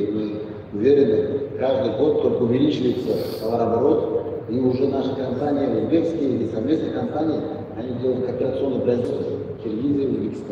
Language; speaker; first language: Russian; non-native, local second language; Uzbek